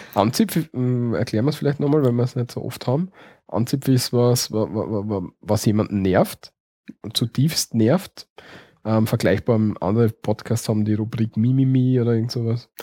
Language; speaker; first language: German; native; German